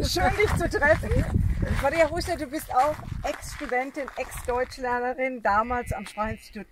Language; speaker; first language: German; native; German